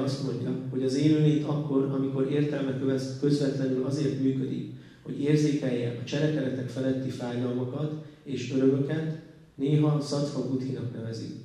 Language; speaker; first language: Hungarian; native; Hungarian